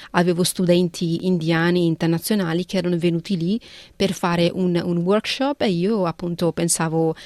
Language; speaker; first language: Italian; early bilingual, other home language; Punjabi